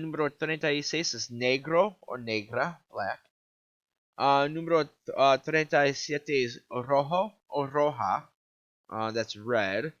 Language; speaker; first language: Spanish; non-native, learner; English